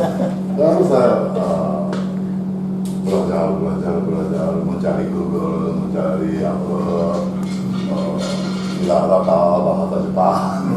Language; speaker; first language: Indonesian; non-native, learner; Japanese